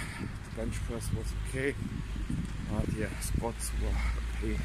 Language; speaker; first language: English; non-native, fluent; German